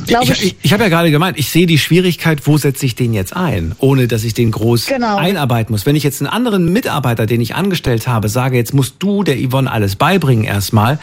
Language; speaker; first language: German; native; German